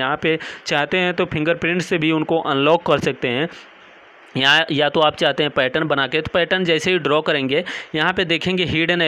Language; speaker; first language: Hindi; native; Hindi